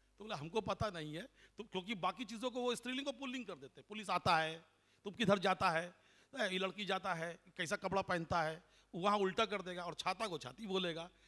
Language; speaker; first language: Hindi; non-native, local second language; Bangla